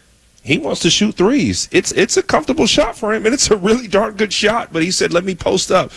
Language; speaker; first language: English; native; English